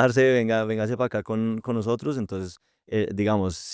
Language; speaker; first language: Spanish; native; Spanish